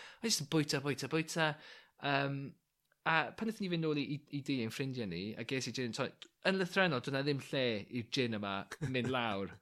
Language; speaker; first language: Welsh; non-native, local second language; English